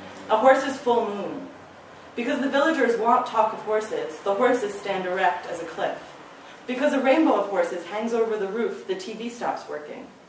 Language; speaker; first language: English; native; English